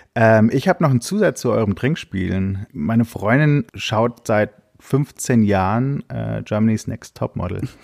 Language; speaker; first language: German; native; German